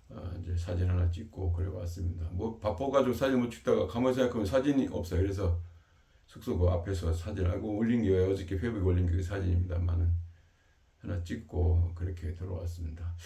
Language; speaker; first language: Korean; native; Korean